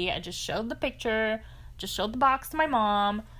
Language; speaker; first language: English; non-native, fluent; French